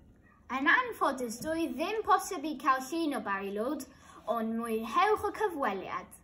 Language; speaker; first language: Welsh; non-native, local second language; English